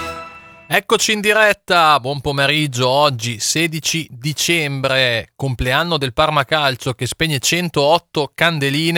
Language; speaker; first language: Italian; native; Italian